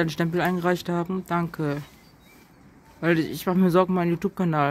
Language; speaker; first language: German; native; German